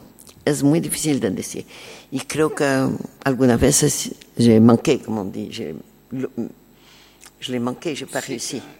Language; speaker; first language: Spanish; non-native, learner; French